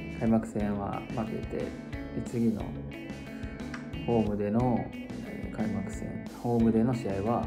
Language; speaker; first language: Japanese; native; Japanese